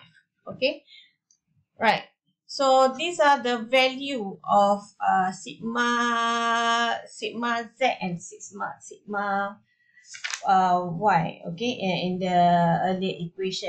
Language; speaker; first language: English; non-native, local second language; Malay